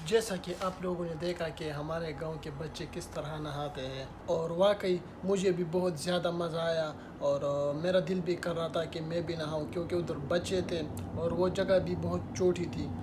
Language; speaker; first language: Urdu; non-native, local second language; Pashto